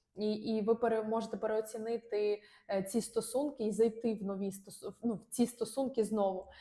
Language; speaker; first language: Ukrainian; non-native, local second language; Russian